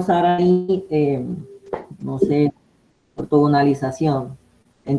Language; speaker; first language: Spanish; native; Spanish